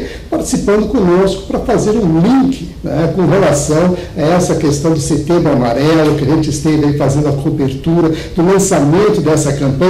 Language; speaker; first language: Portuguese; native; Portuguese